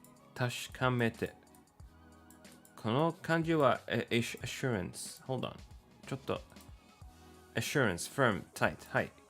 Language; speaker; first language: Japanese; non-native, learner; English